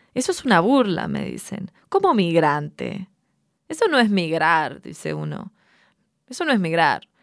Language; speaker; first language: Spanish; native; Spanish